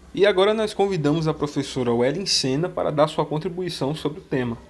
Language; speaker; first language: Portuguese; native; Portuguese